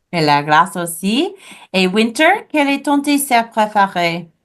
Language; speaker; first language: French; non-native, fluent; English